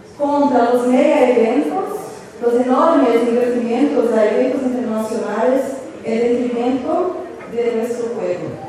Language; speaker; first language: Spanish; non-native, learner; Portuguese